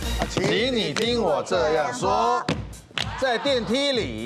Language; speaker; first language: Chinese; native; Chinese